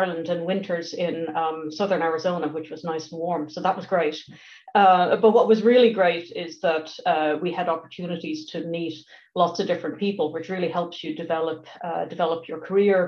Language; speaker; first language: English; native; English